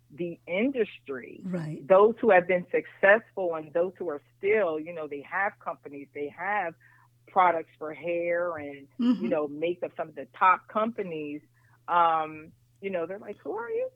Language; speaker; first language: English; native; English